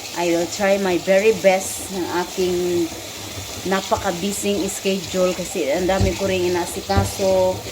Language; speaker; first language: Filipino; non-native, local second language; Cebuano